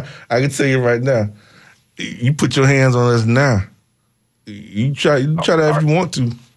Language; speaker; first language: English; native; English